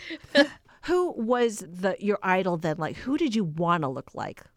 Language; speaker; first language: English; early bilingual, other home language; Filipino